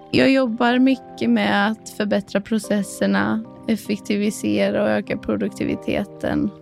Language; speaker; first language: Swedish; native; Swedish